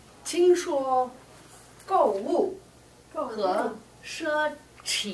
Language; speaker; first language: Chinese; non-native, learner; English